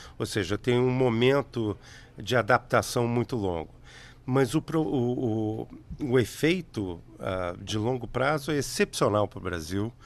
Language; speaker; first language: Portuguese; native; Portuguese